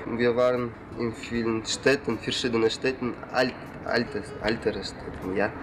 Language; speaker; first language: German; non-native, learner; Russian